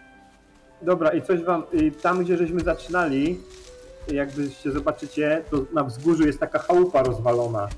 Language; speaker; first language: Polish; native; Polish